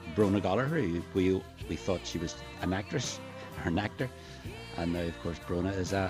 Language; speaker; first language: English; native; English